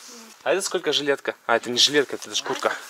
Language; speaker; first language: Russian; native; Russian